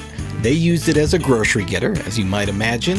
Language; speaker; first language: English; native; English